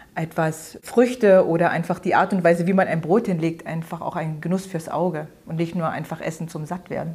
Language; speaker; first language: German; native; German